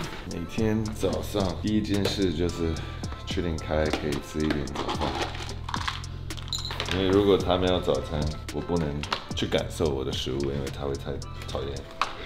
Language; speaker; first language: Chinese; early bilingual, heritage; Chinese